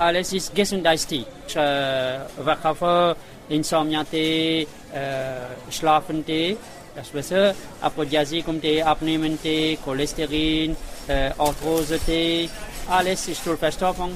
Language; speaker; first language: German; non-native, learner; Morisyen